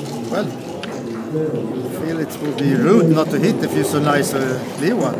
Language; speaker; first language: English; non-native, fluent; Swedish